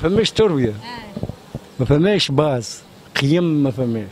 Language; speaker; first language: Arabic; native; Arabic